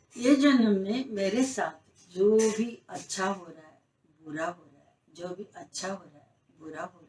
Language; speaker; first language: Hindi; non-native, local second language; Marathi